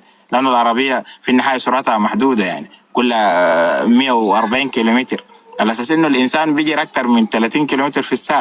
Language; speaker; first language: Arabic; native; Arabic